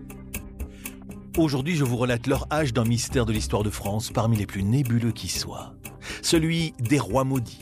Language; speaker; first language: French; native; French